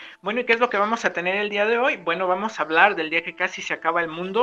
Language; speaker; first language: Spanish; native; Spanish